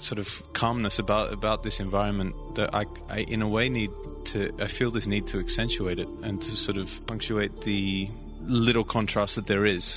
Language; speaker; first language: English; native; English